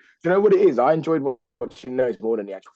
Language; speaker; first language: English; native; English